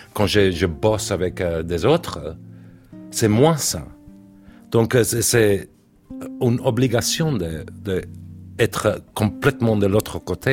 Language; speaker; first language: French; non-native, learner; English